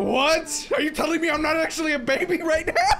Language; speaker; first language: English; native; English